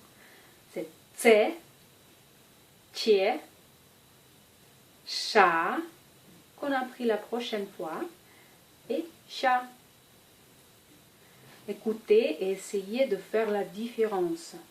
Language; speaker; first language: French; non-native, fluent; Russian